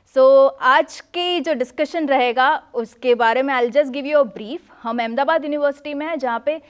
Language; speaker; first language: Hindi; non-native, local second language; Gujarati